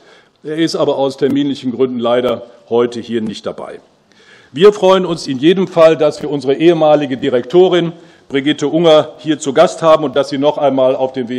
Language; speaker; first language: German; native; German